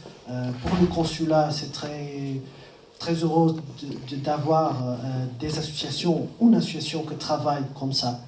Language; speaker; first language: French; non-native, fluent; Portuguese